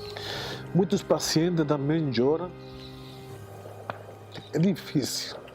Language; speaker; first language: Portuguese; non-native, fluent; Spanish